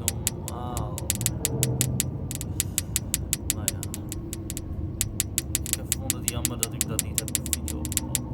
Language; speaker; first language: Dutch; non-native, local second language; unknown